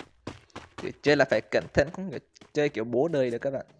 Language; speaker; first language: Vietnamese; native; Vietnamese